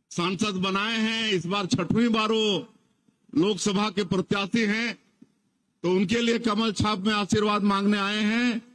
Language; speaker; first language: Hindi; native; Hindi